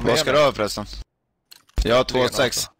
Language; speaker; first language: Swedish; native; Swedish